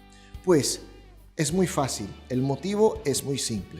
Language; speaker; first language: Spanish; non-native, fluent; Portuguese